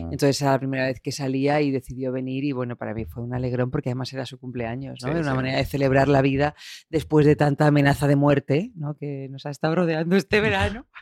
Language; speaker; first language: Spanish; native; Spanish